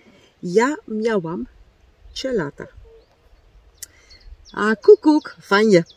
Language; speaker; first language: Polish; non-native, learner; Dutch